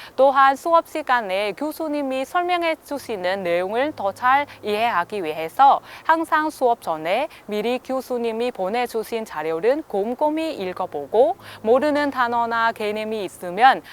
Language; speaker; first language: Korean; non-native, fluent; Vietnamese